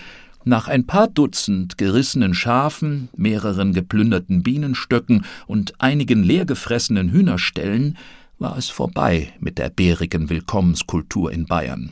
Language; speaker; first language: German; native; German